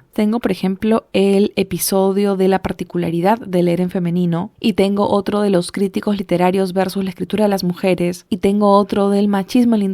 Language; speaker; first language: Spanish; native; Spanish